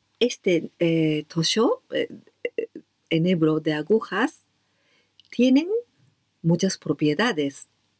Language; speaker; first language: Spanish; non-native, learner; Japanese